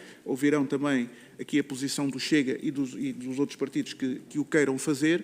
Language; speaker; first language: Portuguese; native; Portuguese